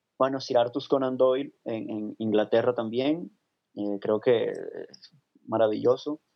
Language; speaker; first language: Spanish; native; Spanish